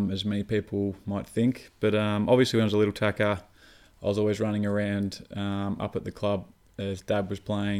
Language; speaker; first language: English; native; English